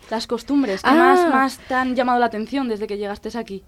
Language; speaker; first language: Spanish; native; Spanish